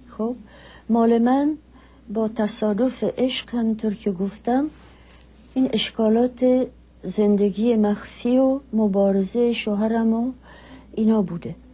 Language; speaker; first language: Persian; non-native, fluent; Czech